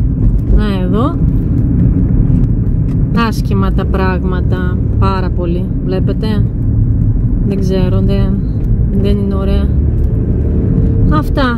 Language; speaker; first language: Greek; native; Greek